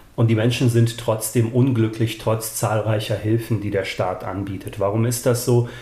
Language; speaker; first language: German; early bilingual, other home language; Bosnian